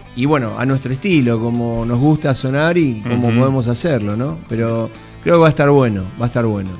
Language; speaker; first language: Spanish; native; Spanish